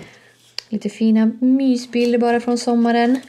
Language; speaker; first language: Swedish; native; Swedish